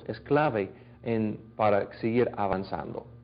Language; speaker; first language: Spanish; non-native, fluent; English